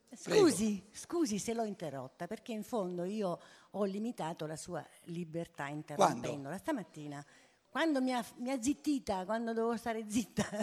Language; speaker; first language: Italian; non-native, fluent; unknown